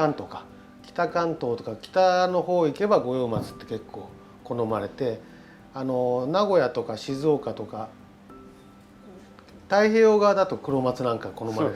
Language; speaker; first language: Japanese; native; Japanese